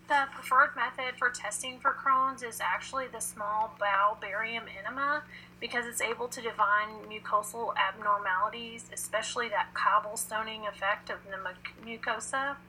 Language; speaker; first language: English; native; English